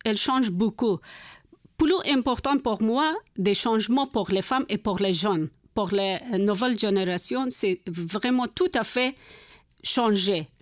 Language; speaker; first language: French; non-native, learner; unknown